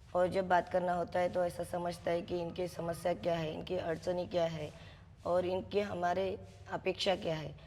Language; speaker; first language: Hindi; non-native, local second language; Marathi